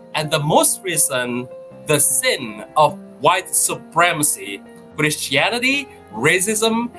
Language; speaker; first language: English; non-native, fluent; Indonesian